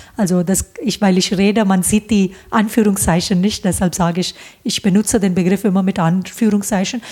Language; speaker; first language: German; non-native, fluent; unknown